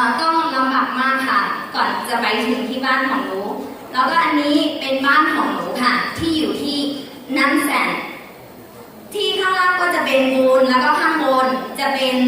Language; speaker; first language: Thai; non-native, fluent; Burmese